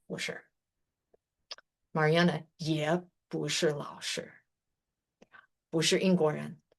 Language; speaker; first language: Chinese; non-native, fluent; English